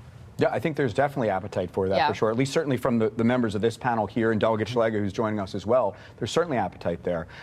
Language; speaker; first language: English; native; English